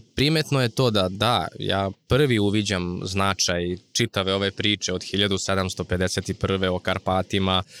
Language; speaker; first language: Serbian; non-native, local second language; Rusyn